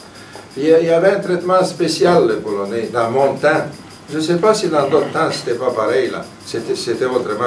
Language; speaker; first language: French; non-native, fluent; Romanian